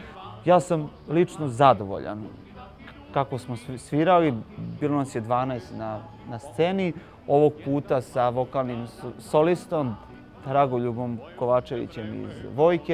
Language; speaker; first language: Serbian; native; Serbian